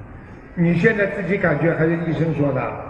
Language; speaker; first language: Chinese; native; Chinese